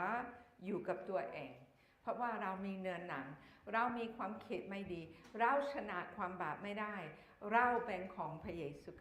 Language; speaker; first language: Thai; non-native, fluent; English